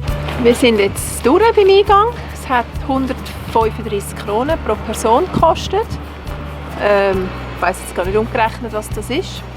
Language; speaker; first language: German; native; German